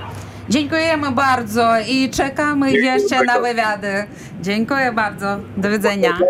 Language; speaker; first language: Polish; non-native, learner; Ukrainian